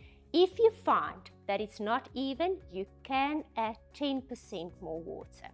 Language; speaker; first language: English; non-native, local second language; Afrikaans